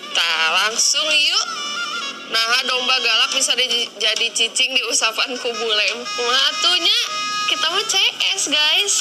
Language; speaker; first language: Sundanese; non-native, fluent; German